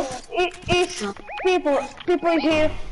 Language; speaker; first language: English; non-native, learner; Slovak